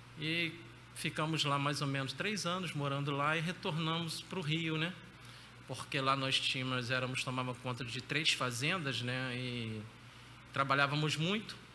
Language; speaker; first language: Portuguese; native; Portuguese